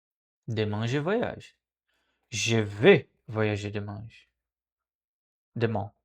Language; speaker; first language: French; non-native, learner; Portuguese